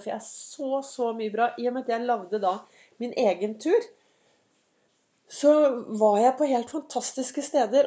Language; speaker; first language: Norwegian; native; Norwegian